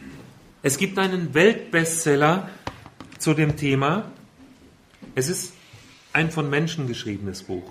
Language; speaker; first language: German; native; German